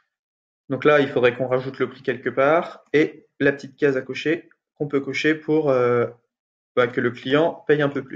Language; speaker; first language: French; native; French